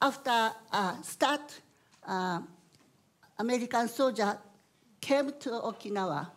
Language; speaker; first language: English; non-native, learner; Japanese